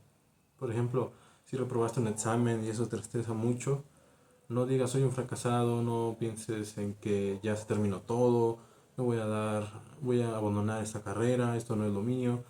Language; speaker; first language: Spanish; native; Spanish